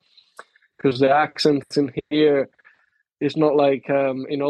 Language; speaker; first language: English; non-native, fluent; Spanish